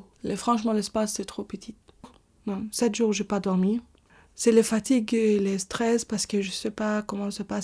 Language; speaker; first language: French; non-native, learner; Arabic